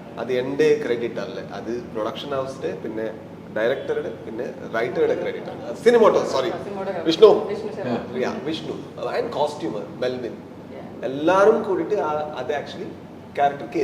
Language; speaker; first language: Malayalam; non-native, learner; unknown